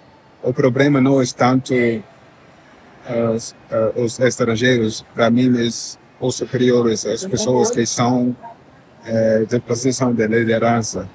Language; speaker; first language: Portuguese; non-native, fluent; English